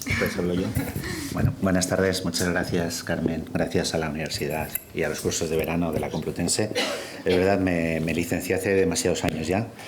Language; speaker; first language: Spanish; native; Spanish